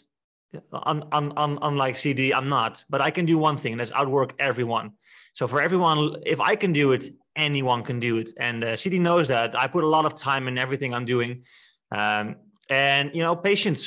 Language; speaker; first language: English; non-native, fluent; Dutch